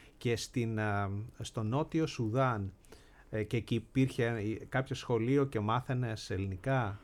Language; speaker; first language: Greek; native; Greek